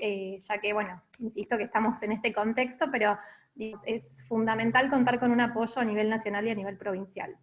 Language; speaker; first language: Spanish; native; Spanish